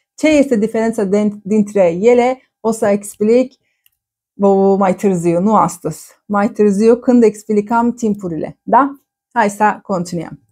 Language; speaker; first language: Romanian; non-native, fluent; Turkish